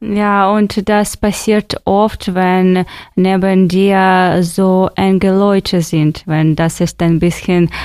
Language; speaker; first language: German; non-native, fluent; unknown